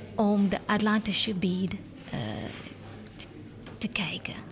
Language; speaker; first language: Dutch; non-native, learner; English